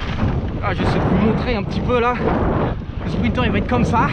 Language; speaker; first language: French; native; French